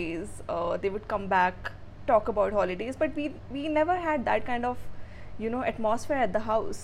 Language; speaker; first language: English; non-native, local second language; Hindi